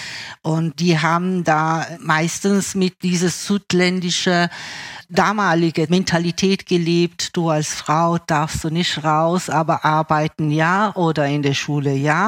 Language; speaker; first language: German; early bilingual, other home language; Italian